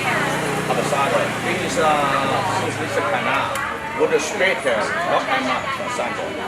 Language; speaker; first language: German; non-native, learner; Vietnamese